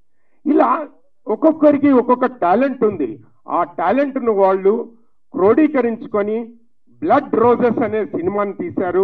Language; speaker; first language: Telugu; native; Telugu